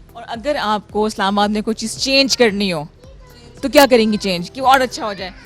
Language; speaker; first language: Urdu; non-native, local second language; Punjabi